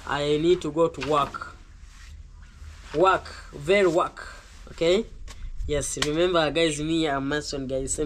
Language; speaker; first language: English; non-native, learner; Swahili